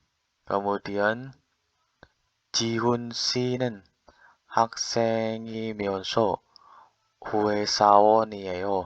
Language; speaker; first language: Korean; non-native, fluent; Indonesian